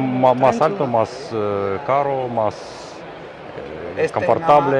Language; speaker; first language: Spanish; non-native, learner; Russian